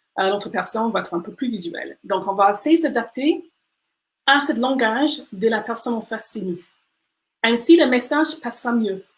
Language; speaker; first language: French; non-native, fluent; English